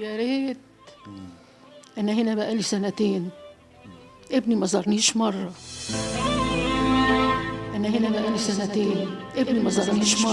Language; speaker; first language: Arabic; native; Arabic